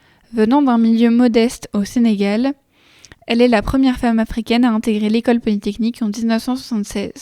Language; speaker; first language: French; native; French